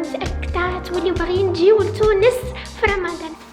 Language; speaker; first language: Arabic; native; Arabic